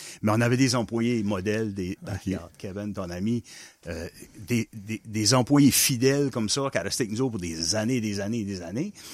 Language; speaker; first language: French; non-native, local second language; English